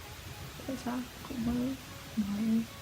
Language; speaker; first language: Vietnamese; early bilingual, heritage; Vietnamese